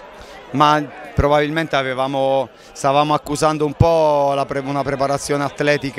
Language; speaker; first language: Italian; native; Italian